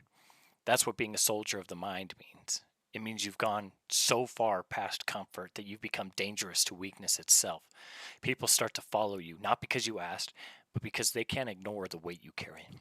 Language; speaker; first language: English; native; English